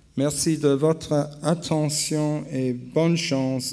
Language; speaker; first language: French; non-native, learner; English